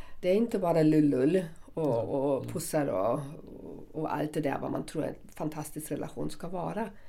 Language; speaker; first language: Swedish; non-native, fluent; German